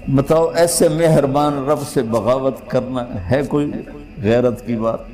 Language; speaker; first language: Urdu; non-native, local second language; Punjabi